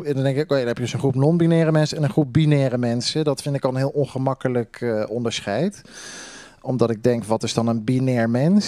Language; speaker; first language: Dutch; native; Dutch